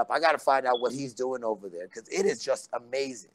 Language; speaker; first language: English; native; English